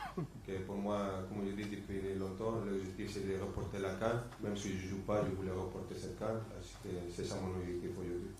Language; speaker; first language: French; non-native, fluent; Spanish